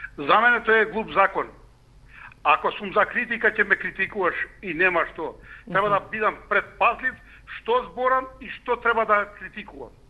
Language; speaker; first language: Macedonian; non-native, local second language; Albanian